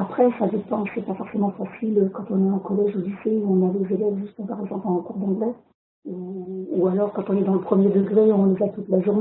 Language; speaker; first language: French; native; French